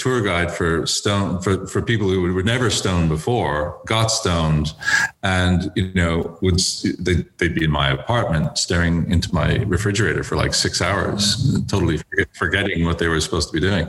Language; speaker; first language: English; native; English